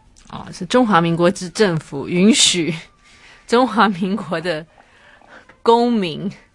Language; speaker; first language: Chinese; native; Chinese